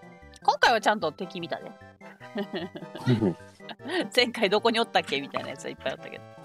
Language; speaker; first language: Japanese; native; Japanese